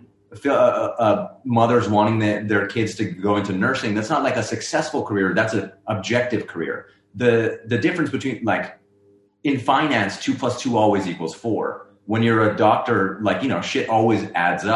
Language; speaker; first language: English; non-native, local second language; Urdu